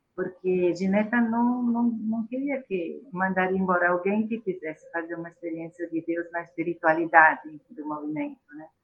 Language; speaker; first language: Portuguese; non-native, fluent; Italian